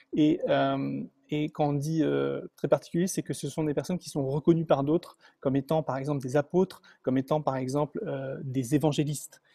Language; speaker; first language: French; native; French